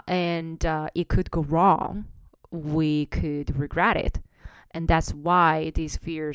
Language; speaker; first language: English; non-native, fluent; Korean